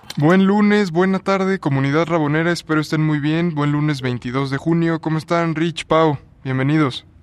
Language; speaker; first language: Spanish; native; Spanish